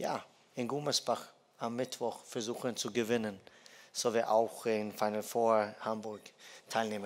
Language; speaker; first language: German; non-native, fluent; Dutch